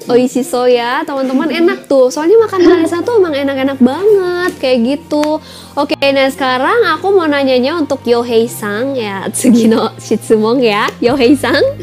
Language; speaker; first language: Indonesian; native; Indonesian